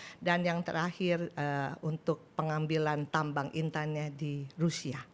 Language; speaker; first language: Indonesian; native; Indonesian